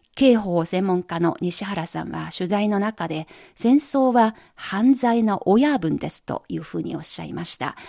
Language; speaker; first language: Japanese; non-native, fluent; Chinese